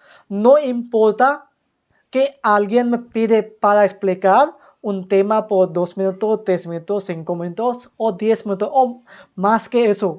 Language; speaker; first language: Spanish; non-native, fluent; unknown